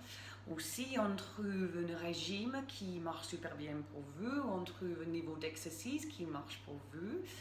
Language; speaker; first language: French; non-native, fluent; English